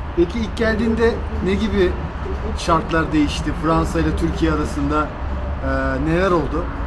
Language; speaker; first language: Turkish; native; Turkish